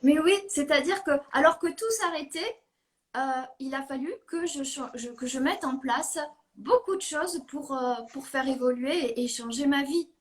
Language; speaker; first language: French; native; French